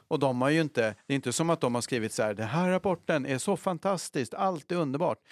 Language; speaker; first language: Swedish; native; Swedish